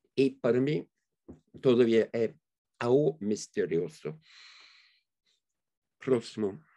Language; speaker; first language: Spanish; non-native, fluent; English